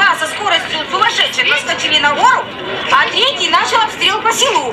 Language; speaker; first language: Russian; native; Russian